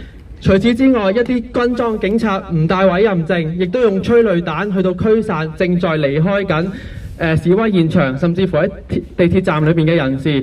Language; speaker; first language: Cantonese; native; Cantonese